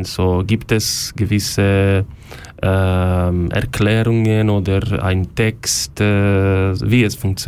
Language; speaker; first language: German; non-native, learner; Ukrainian